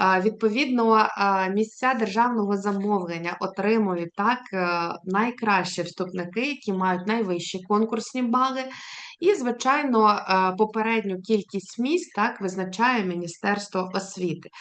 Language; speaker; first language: Ukrainian; native; Ukrainian